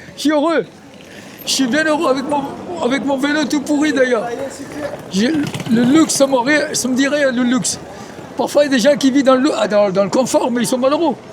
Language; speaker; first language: French; non-native, fluent; Punjabi